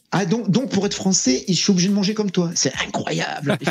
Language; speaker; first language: French; native; French